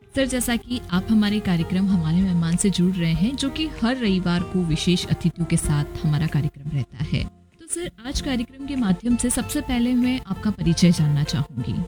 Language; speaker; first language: Hindi; native; Hindi